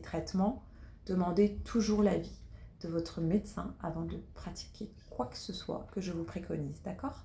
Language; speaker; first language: French; native; French